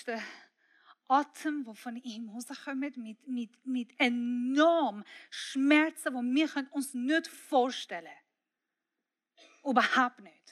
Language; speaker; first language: German; non-native, fluent; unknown